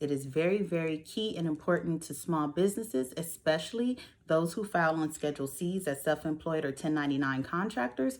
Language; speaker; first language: English; native; English